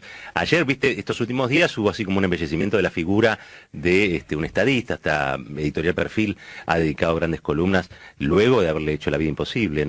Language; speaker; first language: Spanish; native; Spanish